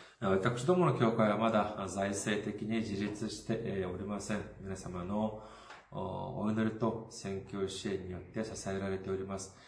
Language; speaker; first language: Japanese; non-native, fluent; Korean